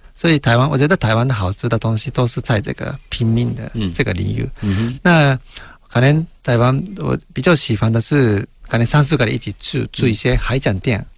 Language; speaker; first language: Chinese; non-native, fluent; Japanese